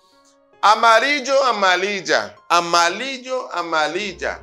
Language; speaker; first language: Spanish; non-native, fluent; Haitian Creole